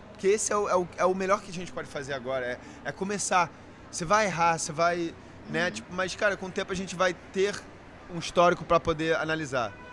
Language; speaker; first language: Portuguese; early bilingual, heritage; Portuguese